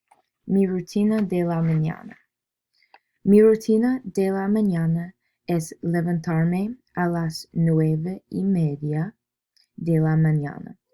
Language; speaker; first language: Spanish; non-native, learner; English